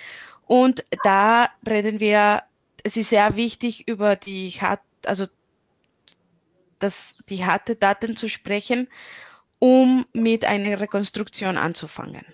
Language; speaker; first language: German; non-native, fluent; Spanish